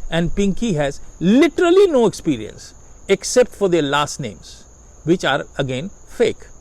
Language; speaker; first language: English; non-native, local second language; Hindi